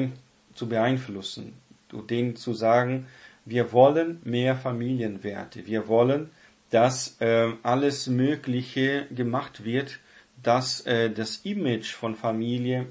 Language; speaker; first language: German; non-native, fluent; Portuguese